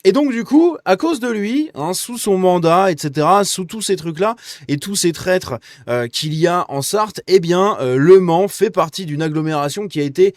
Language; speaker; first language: French; native; French